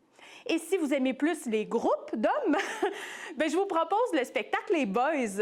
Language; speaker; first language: French; native; French